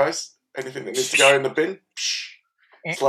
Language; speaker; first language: English; native; English